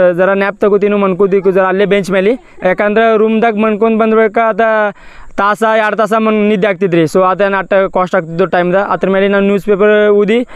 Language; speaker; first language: Kannada; non-native, local second language; Marathi